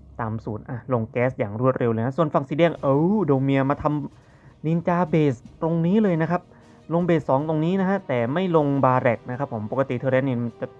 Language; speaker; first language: Thai; native; Thai